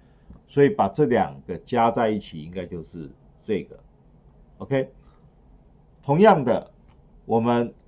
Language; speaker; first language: Chinese; native; Chinese